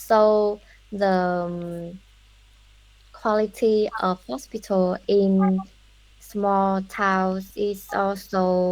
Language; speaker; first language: English; non-native, learner; Vietnamese